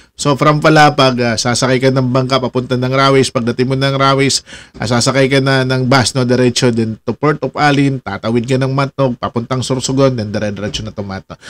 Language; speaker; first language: Filipino; non-native, local second language; Waray